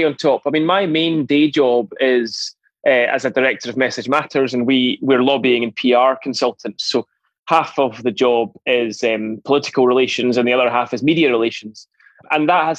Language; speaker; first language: English; native; English